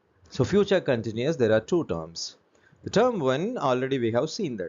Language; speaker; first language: English; non-native, local second language; Tamil